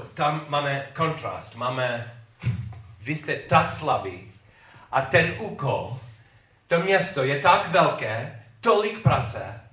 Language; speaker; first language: Czech; non-native, learner; English